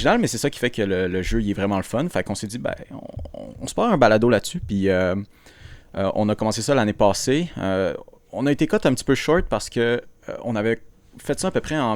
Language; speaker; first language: French; native; French